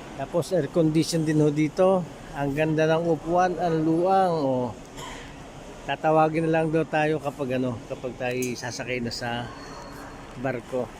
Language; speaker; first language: Filipino; native; Filipino